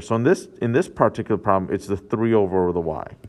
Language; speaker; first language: English; native; English